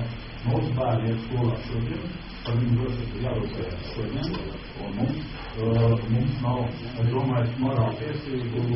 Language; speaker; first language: Latvian; native; Latvian